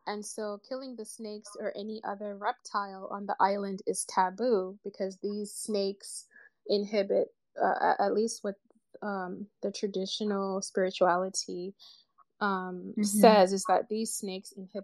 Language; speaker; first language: English; non-native, local second language; Ganda